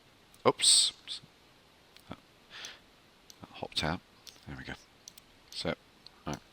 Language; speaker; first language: English; native; English